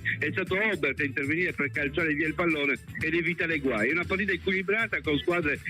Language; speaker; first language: Italian; native; Italian